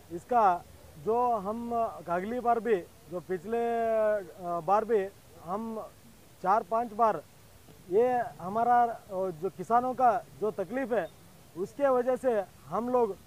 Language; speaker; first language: Hindi; non-native, local second language; Kannada